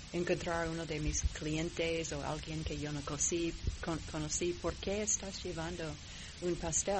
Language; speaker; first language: Spanish; non-native, fluent; English